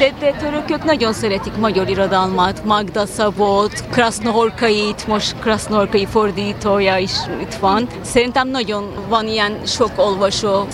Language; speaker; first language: Hungarian; non-native, fluent; Turkish